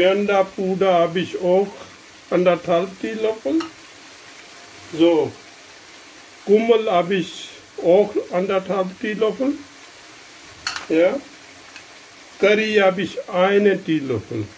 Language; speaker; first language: German; non-native, learner; Urdu